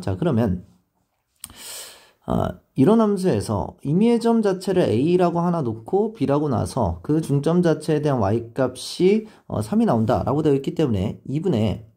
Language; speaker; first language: Korean; native; Korean